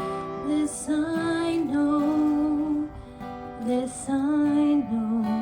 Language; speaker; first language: English; native; English